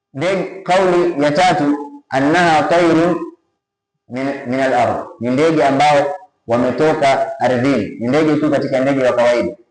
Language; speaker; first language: Swahili; native; Swahili